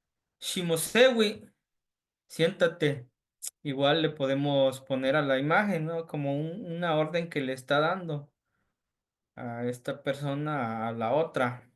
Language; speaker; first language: Spanish; native; Spanish